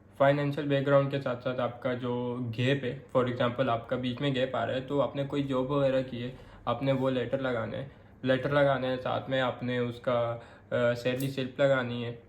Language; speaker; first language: Urdu; non-native, local second language; Pashto